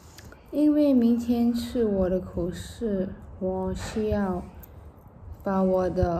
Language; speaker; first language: Chinese; non-native, local second language; English